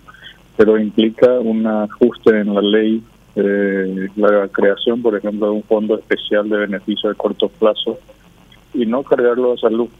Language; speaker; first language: Spanish; native; Spanish